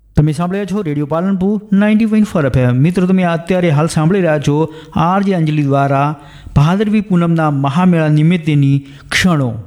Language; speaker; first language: Gujarati; native; Gujarati